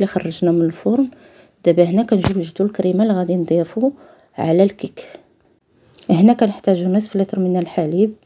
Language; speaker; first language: Arabic; native; Arabic